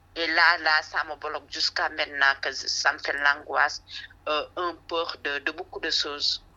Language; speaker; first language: French; non-native, local second language; Wolof